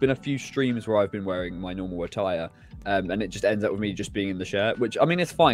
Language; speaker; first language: English; native; English